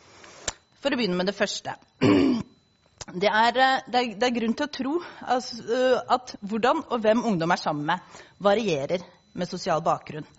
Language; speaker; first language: Norwegian; native; Norwegian